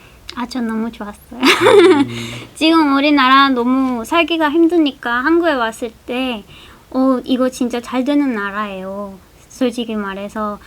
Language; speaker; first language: Korean; non-native, fluent; Spanish